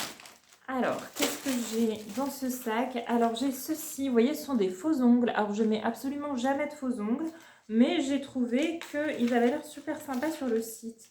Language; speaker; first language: French; native; French